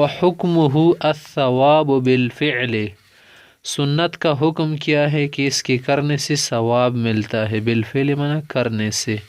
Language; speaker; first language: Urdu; non-native, local second language; Pashto